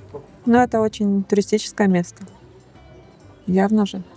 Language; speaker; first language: Russian; native; Russian